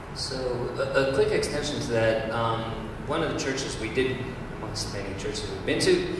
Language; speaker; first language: English; early bilingual, other home language; Romanian